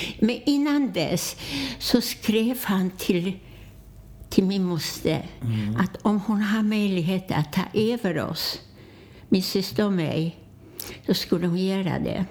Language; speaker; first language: Swedish; non-native, fluent; Polish